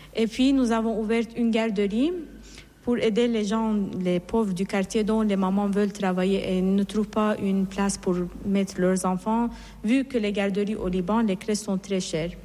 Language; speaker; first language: French; non-native, fluent; Persian